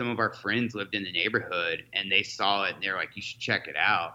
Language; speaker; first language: English; native; English